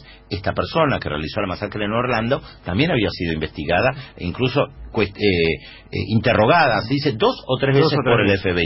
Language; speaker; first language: Spanish; native; Spanish